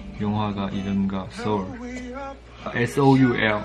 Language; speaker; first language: Korean; non-native, fluent; Chinese